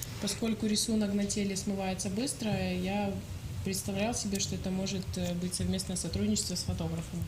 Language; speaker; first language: Russian; native; Russian